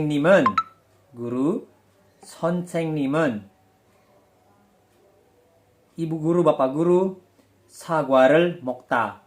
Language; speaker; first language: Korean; non-native, fluent; Indonesian